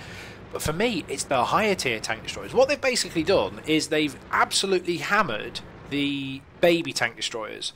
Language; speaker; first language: English; native; English